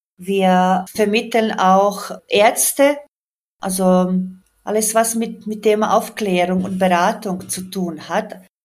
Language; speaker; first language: German; non-native, fluent; Croatian